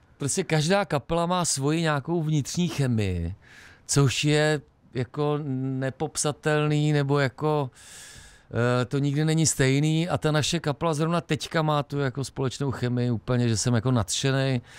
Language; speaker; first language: Czech; native; Czech